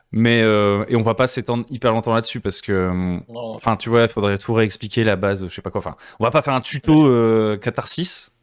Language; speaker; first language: French; native; French